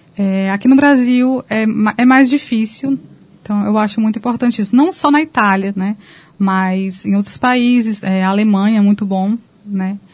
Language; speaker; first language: Portuguese; native; Portuguese